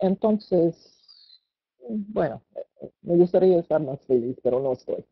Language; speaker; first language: Spanish; non-native, fluent; English